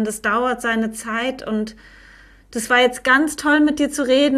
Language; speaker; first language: German; native; German